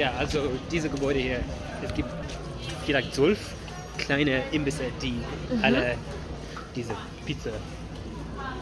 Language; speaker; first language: German; non-native, learner; English